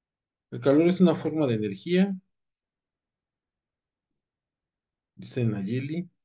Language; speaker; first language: Spanish; native; Spanish